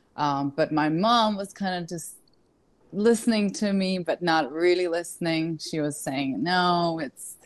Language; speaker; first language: English; non-native, fluent; Russian